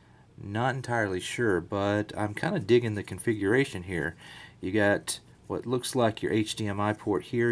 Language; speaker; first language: English; native; English